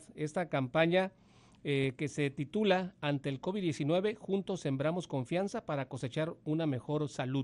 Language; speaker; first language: Spanish; native; Spanish